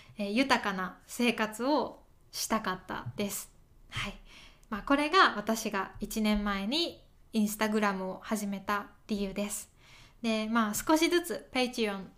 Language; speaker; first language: Japanese; native; Japanese